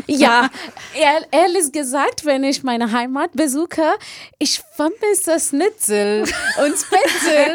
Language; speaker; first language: German; non-native, learner; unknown